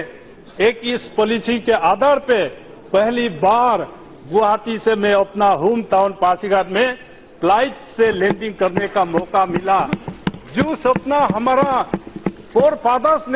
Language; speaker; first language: Hindi; non-native, local second language; Adi